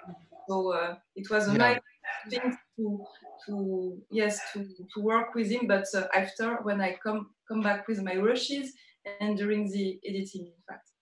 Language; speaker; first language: English; non-native, learner; French